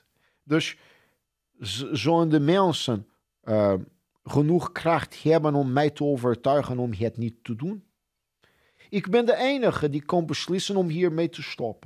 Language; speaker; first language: Dutch; non-native, fluent; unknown